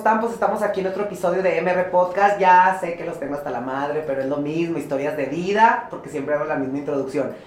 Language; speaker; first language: Spanish; native; Spanish